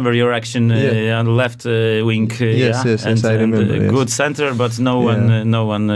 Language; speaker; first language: English; non-native, learner; Polish